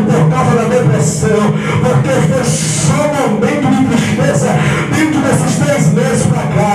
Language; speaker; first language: Portuguese; native; Portuguese